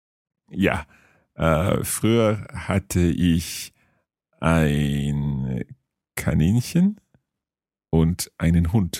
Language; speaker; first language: German; non-native, learner; English